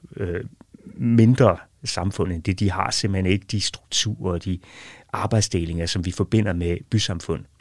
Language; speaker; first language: Danish; native; Danish